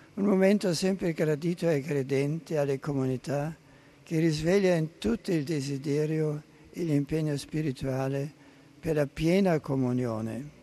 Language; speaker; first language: Italian; non-native, fluent; German